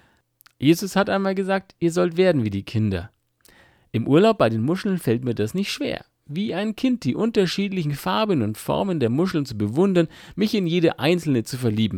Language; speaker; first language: German; native; German